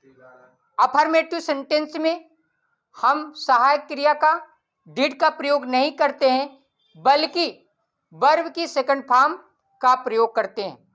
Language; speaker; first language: Hindi; native; Hindi